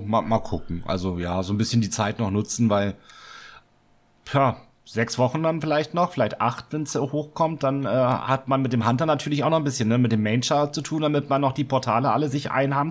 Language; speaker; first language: German; native; German